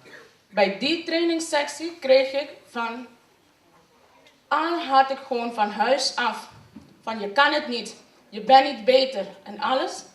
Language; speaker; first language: Dutch; non-native, local second language; Papiamento